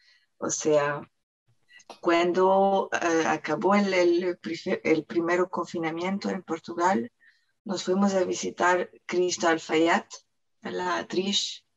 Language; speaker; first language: Spanish; non-native, fluent; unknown